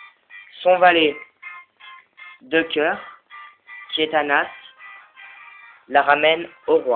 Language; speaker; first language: French; native; French